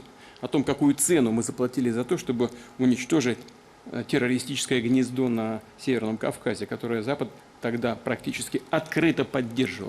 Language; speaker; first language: Russian; native; Russian